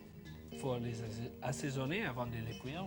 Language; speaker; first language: French; non-native, fluent; Spanish